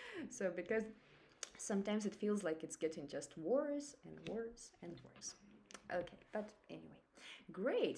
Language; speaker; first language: English; non-native, fluent; Russian